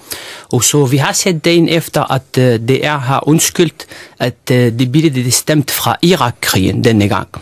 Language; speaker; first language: Danish; non-native, fluent; Arabic